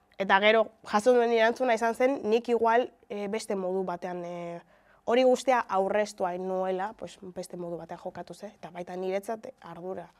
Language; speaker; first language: Basque; early bilingual, other home language; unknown